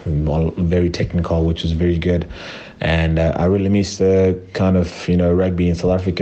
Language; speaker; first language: English; non-native, local second language; Shona